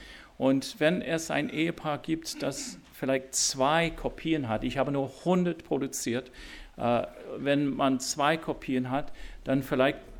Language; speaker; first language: German; non-native, fluent; English